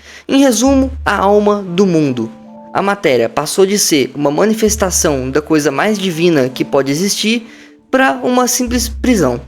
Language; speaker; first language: Portuguese; native; Portuguese